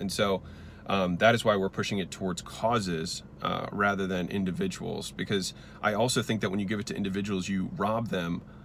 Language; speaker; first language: English; native; English